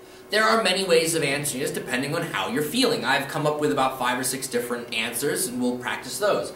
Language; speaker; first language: English; native; English